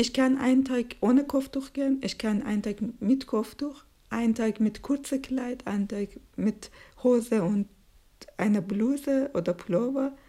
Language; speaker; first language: German; non-native, fluent; Persian